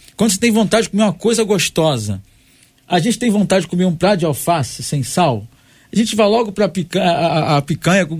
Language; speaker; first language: Portuguese; native; Portuguese